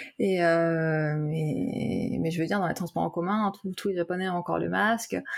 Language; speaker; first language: French; native; French